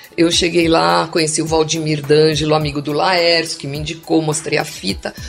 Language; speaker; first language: Portuguese; non-native, local second language; English